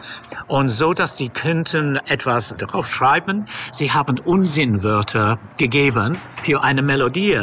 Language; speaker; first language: German; non-native, fluent; English